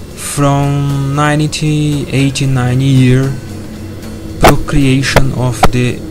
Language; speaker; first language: English; non-native, learner; Portuguese